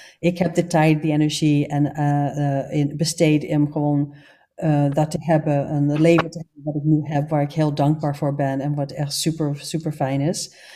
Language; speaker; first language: Dutch; non-native, fluent; English